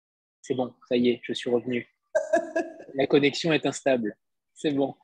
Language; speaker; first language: French; native; French